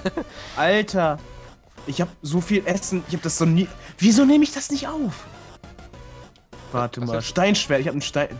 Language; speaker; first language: German; native; German